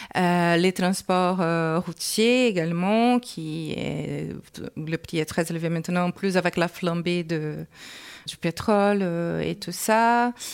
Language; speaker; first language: French; non-native, fluent; Portuguese